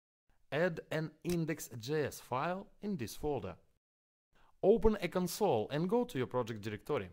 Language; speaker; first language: English; non-native, fluent; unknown